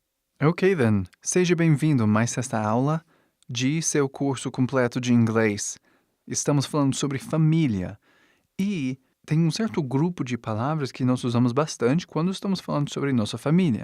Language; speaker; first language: Portuguese; non-native, fluent; English